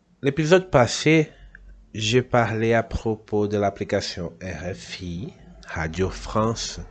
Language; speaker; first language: French; non-native, fluent; Portuguese